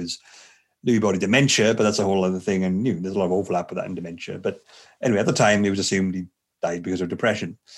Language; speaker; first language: English; native; English